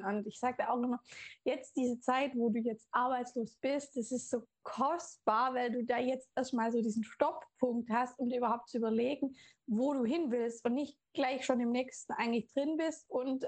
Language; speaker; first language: German; native; German